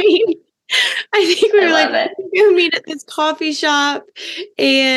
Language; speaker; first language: English; native; English